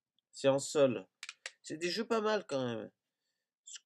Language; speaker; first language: French; native; French